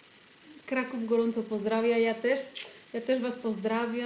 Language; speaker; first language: Polish; early bilingual, heritage; Polish